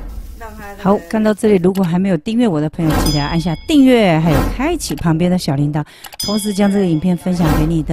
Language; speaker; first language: Chinese; native; Chinese